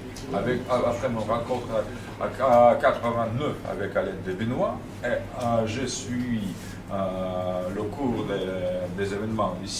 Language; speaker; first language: French; non-native, fluent; Russian